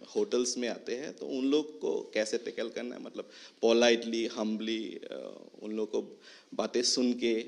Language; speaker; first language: Hindi; non-native, local second language; Assamese